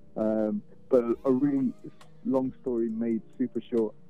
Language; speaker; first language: English; native; English